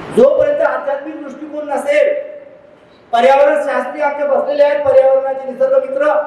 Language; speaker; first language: Marathi; non-native, local second language; Urdu